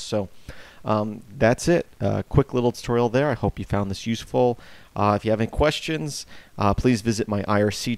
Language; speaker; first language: English; native; English